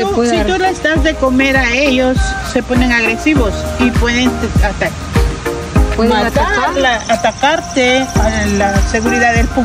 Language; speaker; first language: Spanish; non-native, learner; English